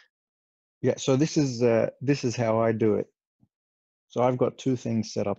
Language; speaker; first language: English; native; English